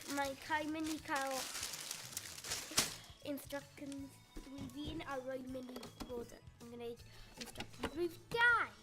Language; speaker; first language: Welsh; non-native, local second language; English